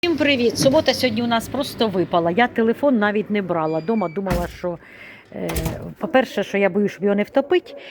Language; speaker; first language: Ukrainian; native; Ukrainian